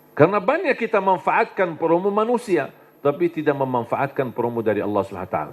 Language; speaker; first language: Indonesian; non-native, fluent; Arabic